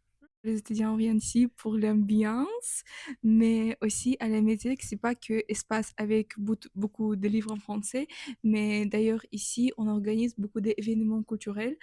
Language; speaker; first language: French; non-native, fluent; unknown